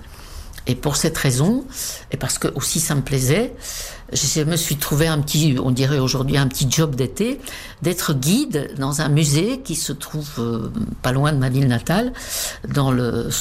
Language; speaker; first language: French; non-native, fluent; Czech